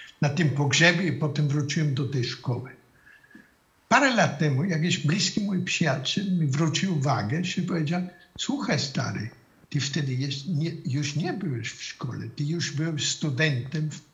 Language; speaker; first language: Polish; non-native, fluent; German